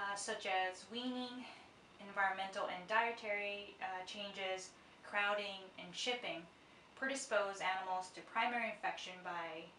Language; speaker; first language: English; non-native, fluent; Japanese